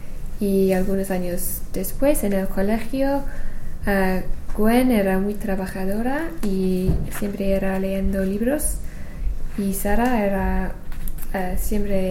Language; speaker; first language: Spanish; non-native, learner; English